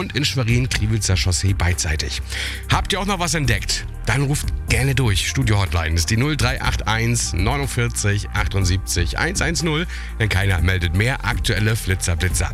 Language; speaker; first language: German; native; German